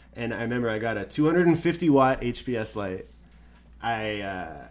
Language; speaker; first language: English; native; English